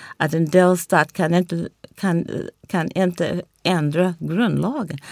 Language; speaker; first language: Swedish; non-native, fluent; English